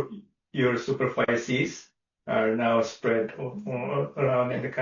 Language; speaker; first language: English; non-native, fluent; Indonesian